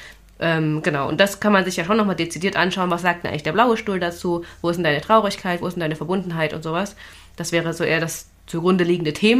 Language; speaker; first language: German; native; German